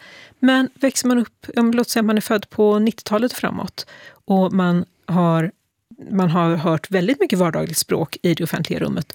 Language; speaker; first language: Swedish; native; Swedish